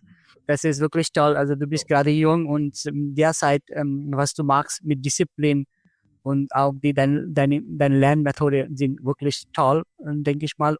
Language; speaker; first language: German; non-native, fluent; Bangla